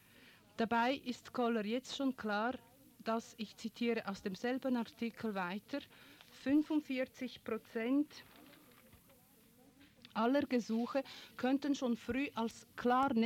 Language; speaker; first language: German; native; German